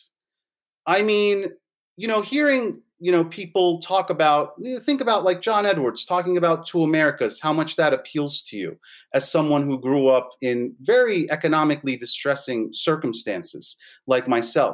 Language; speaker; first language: English; native; English